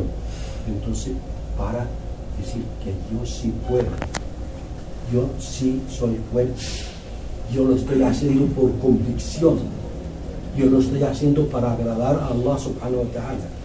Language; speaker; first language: Spanish; non-native, fluent; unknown